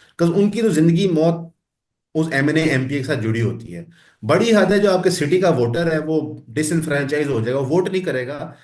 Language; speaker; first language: Urdu; non-native, local second language; Punjabi